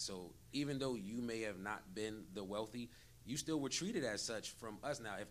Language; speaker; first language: English; native; English